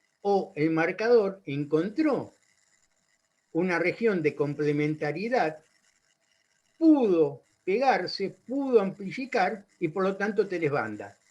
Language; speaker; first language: Spanish; native; Spanish